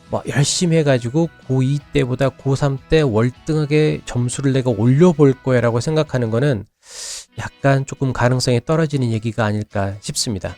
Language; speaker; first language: Korean; native; Korean